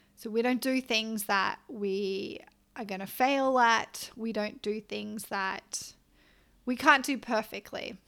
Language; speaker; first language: English; native; English